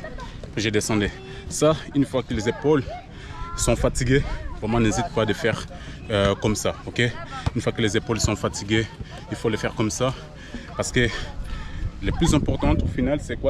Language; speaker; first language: French; native; French